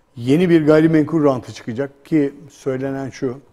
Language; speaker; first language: Turkish; native; Turkish